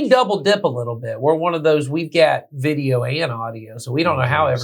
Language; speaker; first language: English; native; English